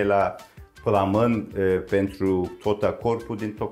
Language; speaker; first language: Romanian; non-native, learner; Turkish